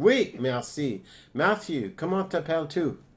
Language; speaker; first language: French; non-native, learner; English